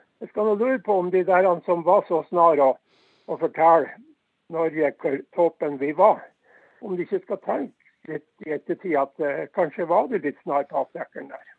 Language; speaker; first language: Norwegian; native; Norwegian